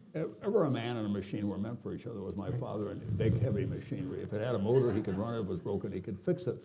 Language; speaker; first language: English; native; English